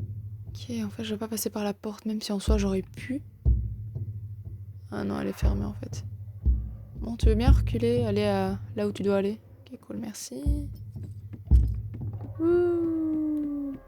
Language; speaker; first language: French; native; French